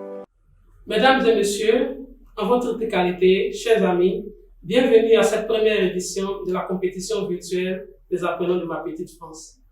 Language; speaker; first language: French; non-native, fluent; English